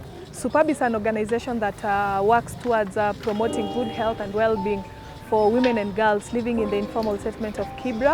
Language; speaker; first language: English; non-native, local second language; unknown